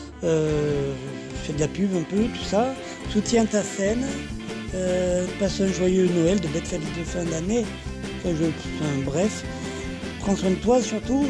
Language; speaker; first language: French; native; French